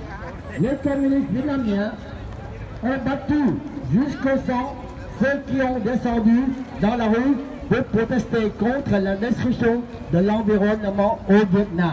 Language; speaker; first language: French; non-native, fluent; Vietnamese